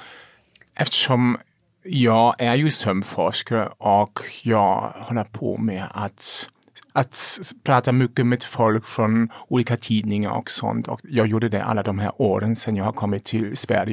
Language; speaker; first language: Swedish; non-native, fluent; German